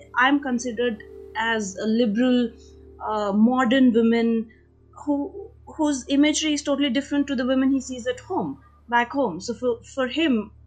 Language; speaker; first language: English; non-native, local second language; Hindi